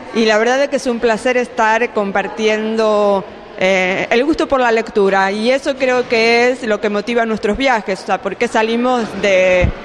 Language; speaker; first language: Spanish; native; Spanish